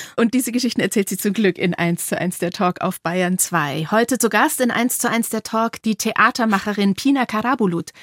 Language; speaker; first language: German; native; German